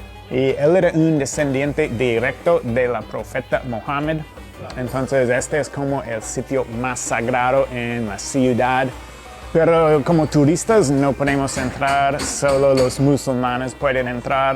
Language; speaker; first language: Spanish; non-native, fluent; English